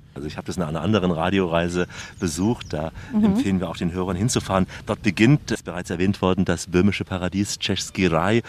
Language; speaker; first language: German; native; German